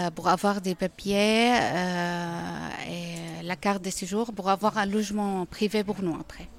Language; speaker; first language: French; non-native, learner; Arabic